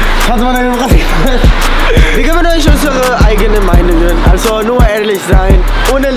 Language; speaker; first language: German; non-native, learner; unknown